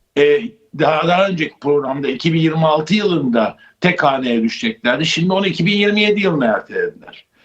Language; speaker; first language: Turkish; native; Turkish